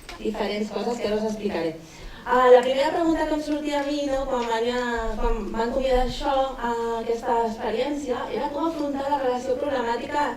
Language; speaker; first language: Catalan; non-native, local second language; Spanish